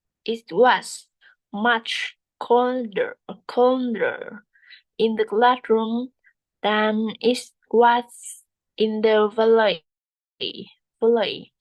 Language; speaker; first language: English; non-native, learner; Vietnamese